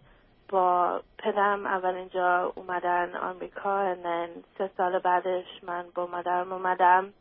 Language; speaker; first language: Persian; early bilingual, other home language; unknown